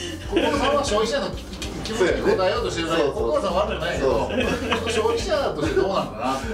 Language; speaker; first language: Japanese; native; Japanese